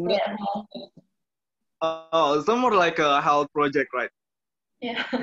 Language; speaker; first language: English; non-native, learner; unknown